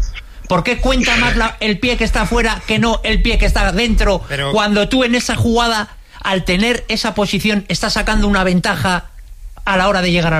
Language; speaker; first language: Spanish; native; Spanish